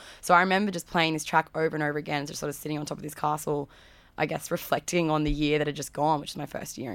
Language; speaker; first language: English; native; English